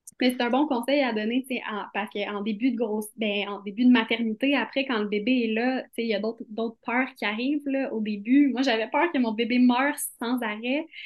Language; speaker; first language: French; native; French